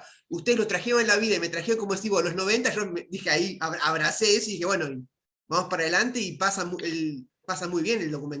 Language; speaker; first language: Spanish; native; Spanish